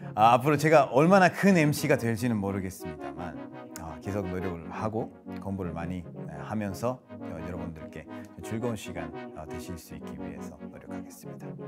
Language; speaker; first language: Korean; non-native, fluent; Spanish